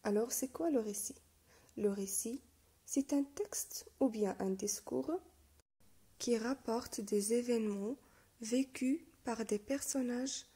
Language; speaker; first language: French; non-native, local second language; Arabic